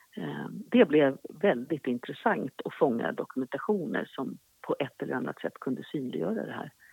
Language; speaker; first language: Swedish; native; Swedish